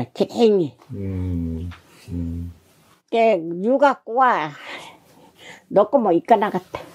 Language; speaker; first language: Japanese; non-native, learner; Korean